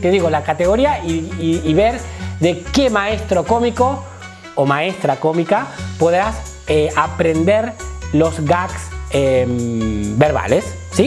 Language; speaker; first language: Spanish; native; Spanish